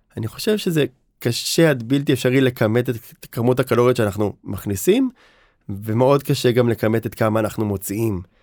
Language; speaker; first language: Hebrew; native; Hebrew